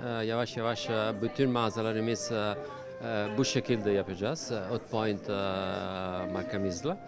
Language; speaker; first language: Turkish; non-native, learner; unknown